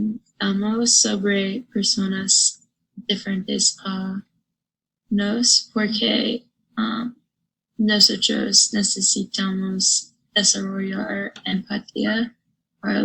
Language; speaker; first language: Spanish; non-native, learner; English